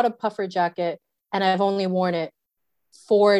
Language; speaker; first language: English; native; English